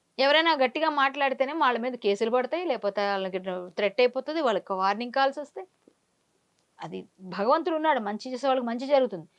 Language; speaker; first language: Telugu; native; Telugu